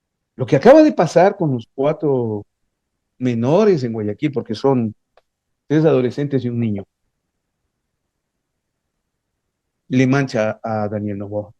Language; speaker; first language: Spanish; native; Spanish